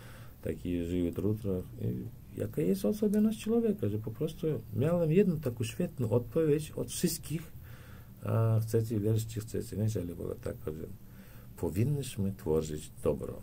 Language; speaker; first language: Polish; non-native, learner; Turkmen